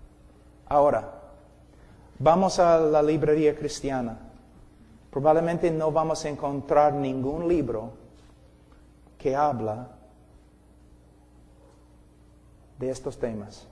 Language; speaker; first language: Spanish; non-native, fluent; English